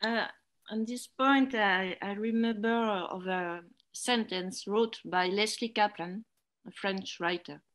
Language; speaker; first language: English; non-native, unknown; French